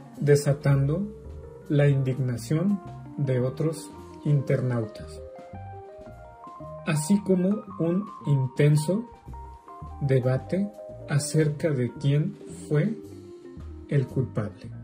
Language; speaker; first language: Spanish; native; Spanish